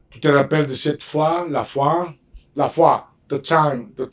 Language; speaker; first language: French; non-native, fluent; Spanish